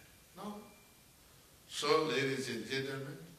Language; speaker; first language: English; non-native, fluent; Burmese